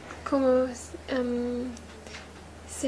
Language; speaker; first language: Spanish; non-native, learner; English